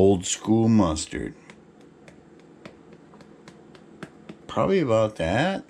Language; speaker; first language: English; native; English